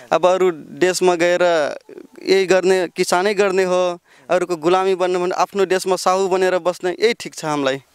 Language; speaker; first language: Nepali; non-native, local second language; Rana Tharu